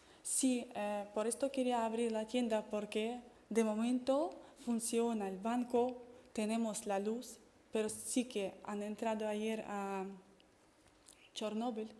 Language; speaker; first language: Spanish; non-native, fluent; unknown